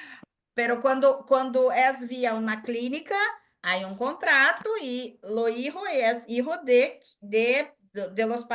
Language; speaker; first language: Spanish; non-native, learner; Portuguese